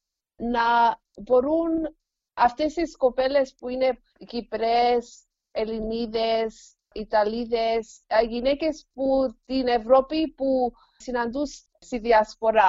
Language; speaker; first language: Greek; early bilingual, heritage; English